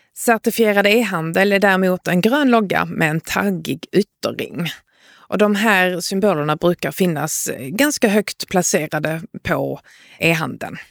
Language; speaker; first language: Swedish; native; Swedish